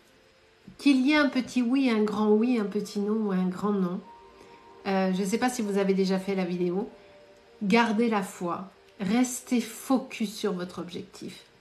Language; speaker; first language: French; native; French